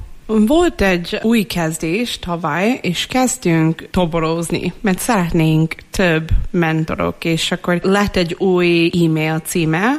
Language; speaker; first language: Hungarian; non-native, fluent; English